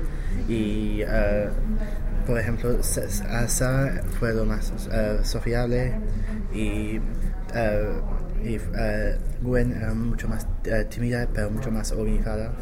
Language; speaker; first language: Spanish; non-native, learner; English